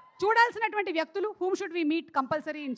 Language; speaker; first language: Telugu; native; Telugu